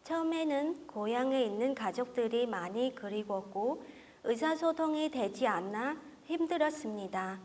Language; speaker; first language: Korean; non-native, fluent; Vietnamese